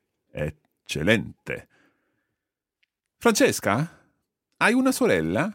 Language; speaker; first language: Italian; non-native, fluent; English